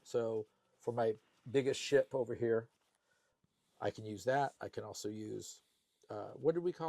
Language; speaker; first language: English; native; English